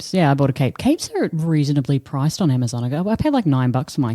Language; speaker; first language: English; native; English